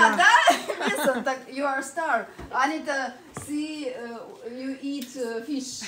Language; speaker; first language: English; non-native, learner; Russian